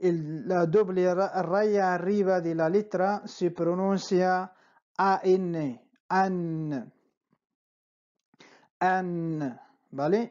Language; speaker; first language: Spanish; non-native, fluent; Arabic